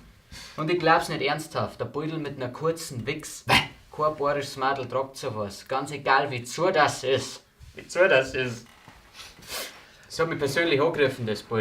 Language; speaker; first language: German; native; German